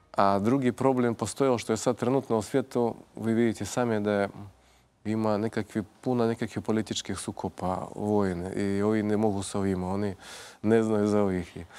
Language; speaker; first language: Croatian; non-native, fluent; Russian